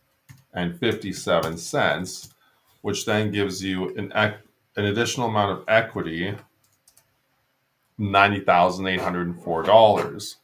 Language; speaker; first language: English; native; English